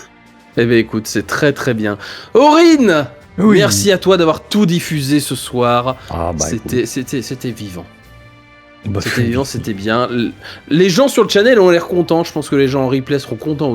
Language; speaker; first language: French; native; French